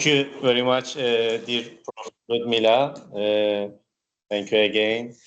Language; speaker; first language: English; non-native, learner; Turkish